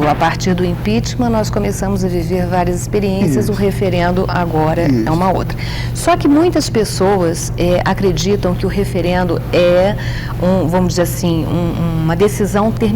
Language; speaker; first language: Portuguese; native; Portuguese